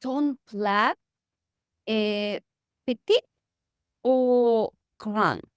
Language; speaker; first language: French; non-native, learner; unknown